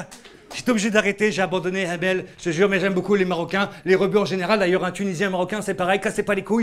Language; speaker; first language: French; native; French